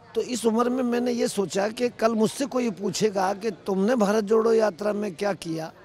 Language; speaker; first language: Hindi; native; Hindi